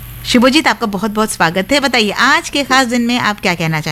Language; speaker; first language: Hindi; native; Hindi